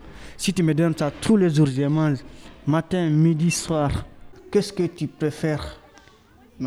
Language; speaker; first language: French; non-native, local second language; Fula